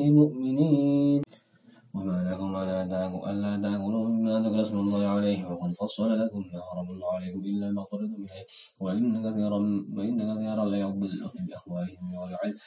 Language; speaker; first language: Arabic; non-native, learner; Indonesian